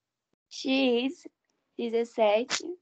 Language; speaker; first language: English; non-native, learner; Portuguese